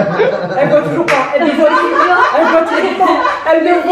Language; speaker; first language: French; native; French